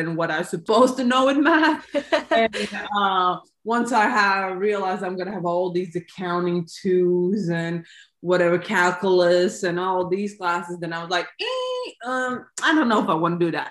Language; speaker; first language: English; non-native, fluent; Latvian